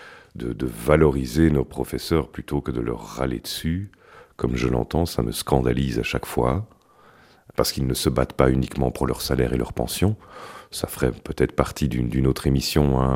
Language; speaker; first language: French; native; French